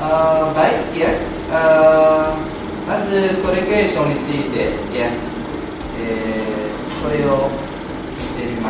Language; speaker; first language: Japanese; non-native, fluent; Indonesian